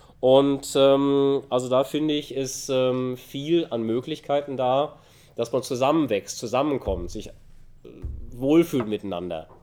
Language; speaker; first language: German; native; German